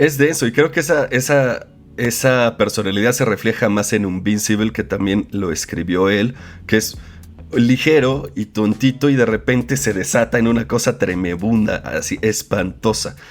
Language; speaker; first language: Spanish; native; Spanish